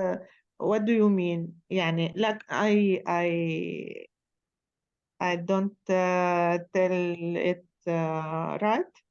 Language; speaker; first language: English; non-native, learner; Arabic